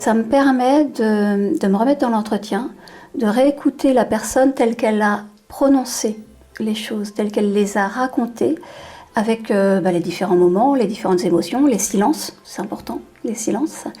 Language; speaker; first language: French; native; French